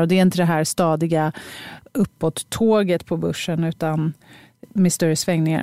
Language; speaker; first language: Swedish; native; Swedish